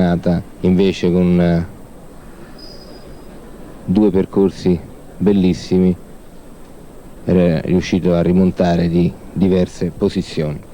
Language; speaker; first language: Italian; native; Italian